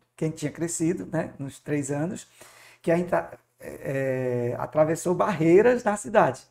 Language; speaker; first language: Portuguese; native; Portuguese